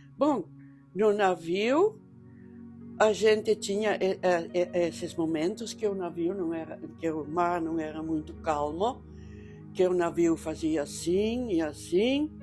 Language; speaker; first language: Portuguese; early bilingual, other home language; Dutch